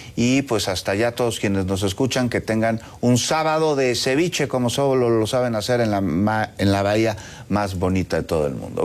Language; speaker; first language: Spanish; native; Spanish